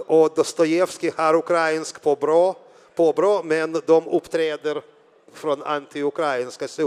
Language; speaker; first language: Swedish; non-native, fluent; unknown